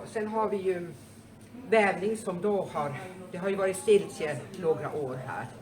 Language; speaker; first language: Swedish; native; Swedish